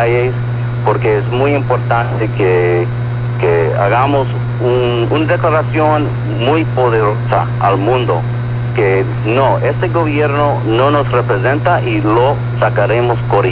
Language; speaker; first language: Spanish; early bilingual, heritage; Spanish